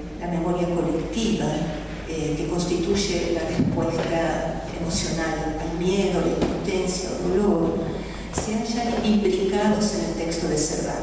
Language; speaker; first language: Spanish; native; Spanish